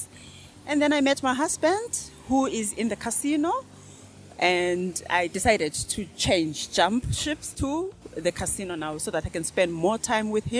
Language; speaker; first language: English; non-native, local second language; Xhosa